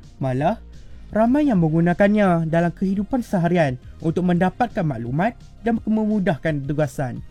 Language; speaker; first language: Malay; native; Malay